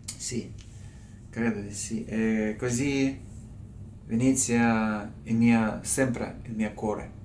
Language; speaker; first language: Italian; non-native, learner; Russian